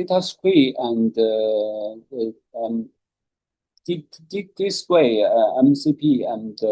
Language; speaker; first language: English; non-native, learner; Chinese